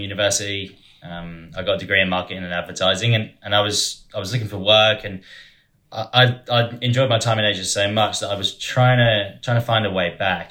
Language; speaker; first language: English; native; English